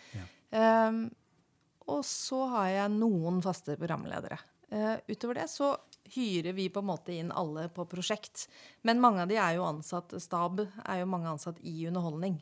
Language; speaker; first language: Norwegian; native; Norwegian